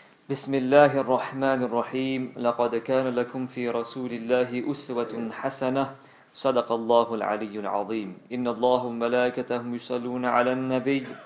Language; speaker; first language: Arabic; non-native, fluent; English